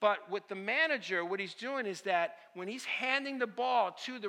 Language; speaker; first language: English; early bilingual, other home language; Italian